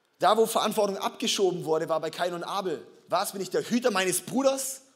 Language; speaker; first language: German; native; German